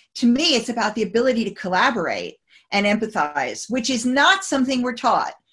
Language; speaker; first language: English; native; English